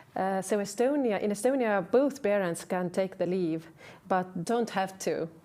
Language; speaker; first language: English; non-native, fluent; Estonian